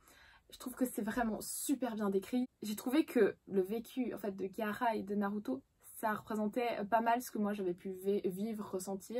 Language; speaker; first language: French; native; French